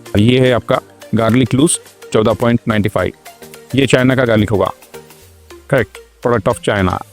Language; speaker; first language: Hindi; non-native, local second language; Marathi